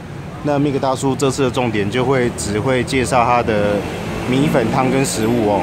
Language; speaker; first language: Chinese; native; Chinese